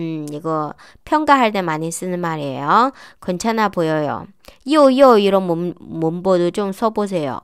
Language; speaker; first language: Korean; non-native, fluent; Chinese